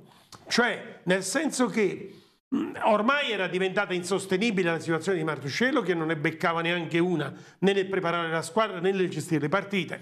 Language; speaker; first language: Italian; native; Italian